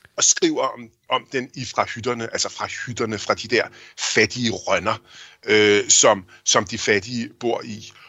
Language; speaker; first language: Danish; native; Danish